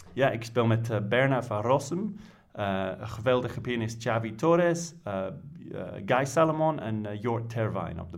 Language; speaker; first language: Dutch; non-native, fluent; English